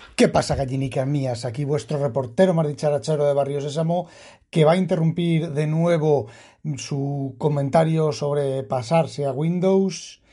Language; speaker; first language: Spanish; native; Spanish